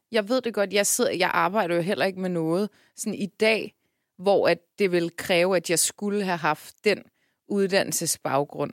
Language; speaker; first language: Danish; early bilingual, other home language; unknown